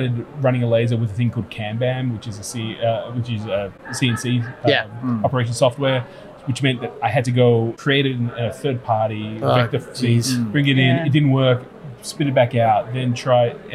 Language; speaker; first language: English; native; English